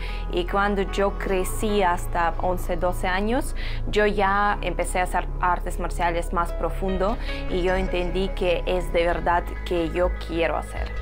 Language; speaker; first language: Spanish; non-native, fluent; Russian